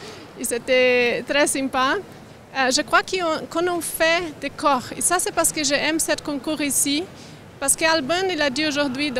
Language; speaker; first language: French; non-native, learner; Portuguese